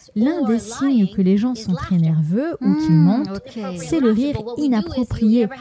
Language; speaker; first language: French; non-native, fluent; Greek